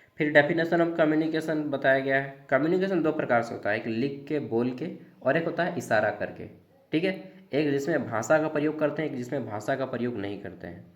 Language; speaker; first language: Hindi; native; Hindi